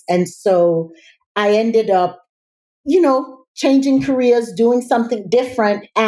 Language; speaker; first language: English; native; English